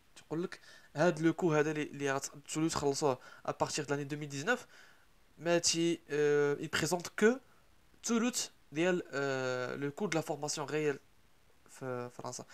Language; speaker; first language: French; non-native, local second language; Arabic